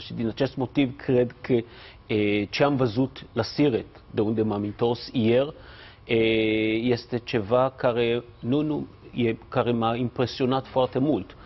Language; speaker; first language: Romanian; non-native, fluent; Hebrew